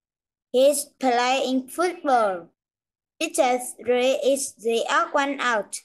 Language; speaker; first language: English; non-native, learner; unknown